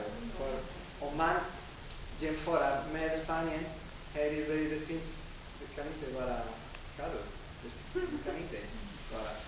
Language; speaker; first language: Swedish; non-native, learner; Spanish